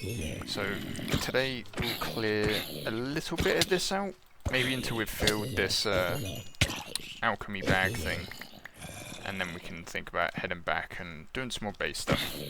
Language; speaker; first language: English; native; English